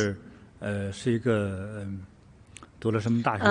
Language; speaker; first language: Chinese; native; Chinese